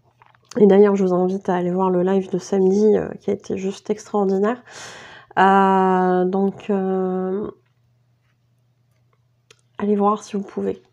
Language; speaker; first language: French; native; French